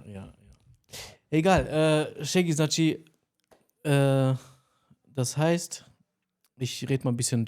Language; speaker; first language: German; early bilingual, heritage; Romany